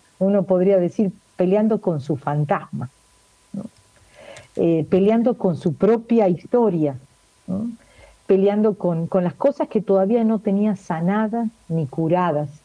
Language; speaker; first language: Spanish; native; Spanish